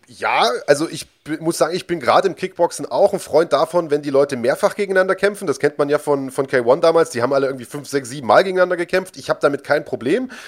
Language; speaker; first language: German; native; German